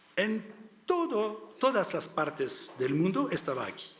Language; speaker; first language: Spanish; non-native, learner; French